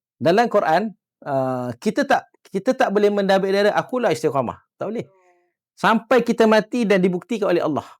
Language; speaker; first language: Malay; native; Malay